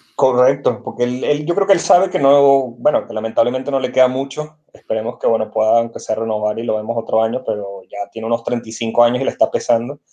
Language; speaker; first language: Spanish; native; Spanish